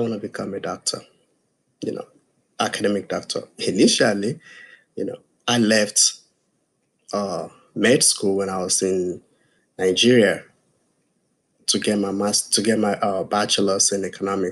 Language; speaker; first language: English; non-native, local second language; Yoruba